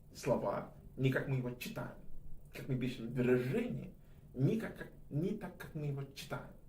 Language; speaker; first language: Russian; non-native, fluent; English